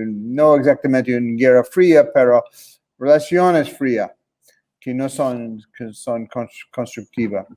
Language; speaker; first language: Spanish; non-native, fluent; English